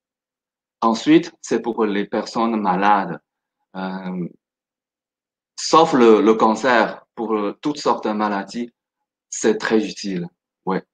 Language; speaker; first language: French; non-native, fluent; Chinese